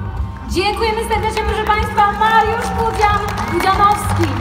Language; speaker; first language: Polish; native; Polish